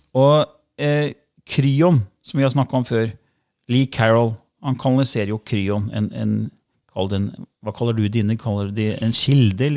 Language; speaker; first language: Norwegian; native; Norwegian